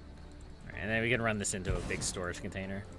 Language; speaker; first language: English; native; English